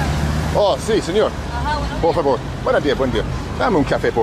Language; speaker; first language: Spanish; non-native, learner; English